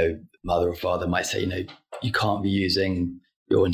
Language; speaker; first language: English; native; English